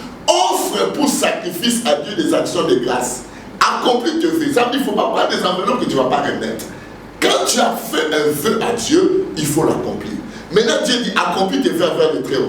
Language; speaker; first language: French; non-native, local second language; Lingala